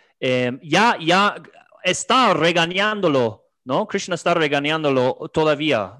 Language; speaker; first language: Spanish; non-native, fluent; English